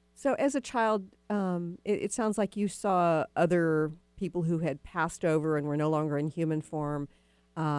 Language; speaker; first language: English; native; English